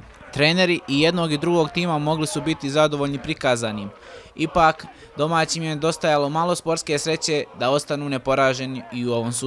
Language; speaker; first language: Serbian; native; Serbian